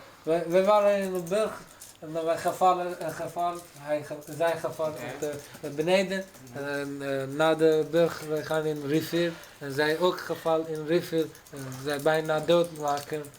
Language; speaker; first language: Dutch; non-native, learner; Persian